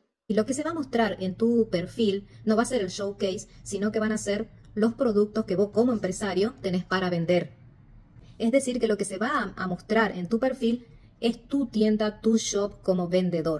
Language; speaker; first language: Spanish; native; Spanish